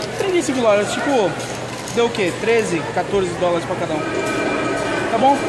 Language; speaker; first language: Portuguese; native; Portuguese